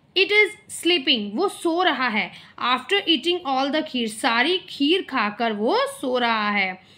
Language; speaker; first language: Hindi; native; Hindi